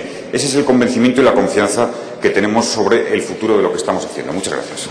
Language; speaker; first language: Spanish; native; Spanish